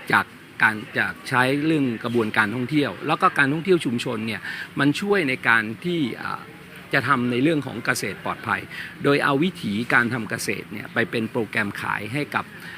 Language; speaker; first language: Thai; native; Thai